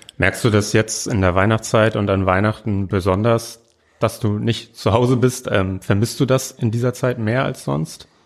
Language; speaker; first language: German; native; German